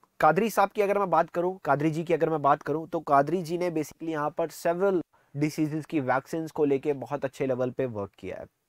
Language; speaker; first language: Hindi; non-native, local second language; Punjabi